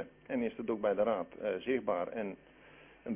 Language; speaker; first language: Dutch; native; Dutch